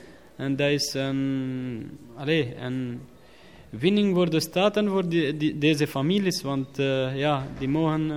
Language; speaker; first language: Dutch; non-native, learner; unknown